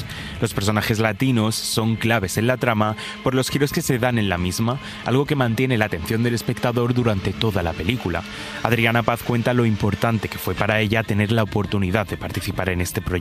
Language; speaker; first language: Spanish; native; Spanish